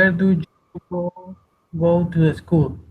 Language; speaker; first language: English; non-native, learner; Spanish